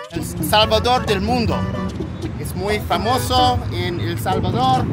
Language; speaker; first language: Spanish; non-native, learner; English